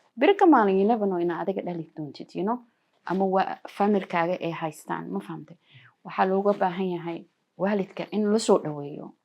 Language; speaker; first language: Somali; early bilingual, heritage; Somali